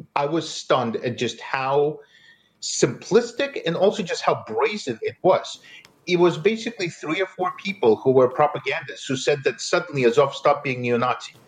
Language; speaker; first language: English; non-native, fluent; Russian